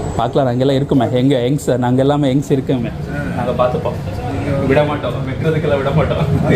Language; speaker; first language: Tamil; non-native, learner; Kannada